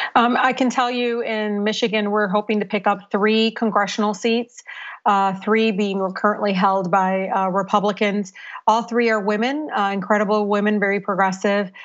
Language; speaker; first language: English; native; English